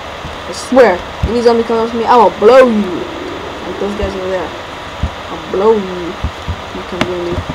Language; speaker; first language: English; native; English